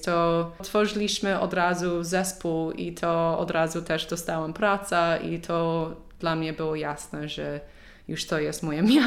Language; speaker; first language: Polish; non-native, learner; English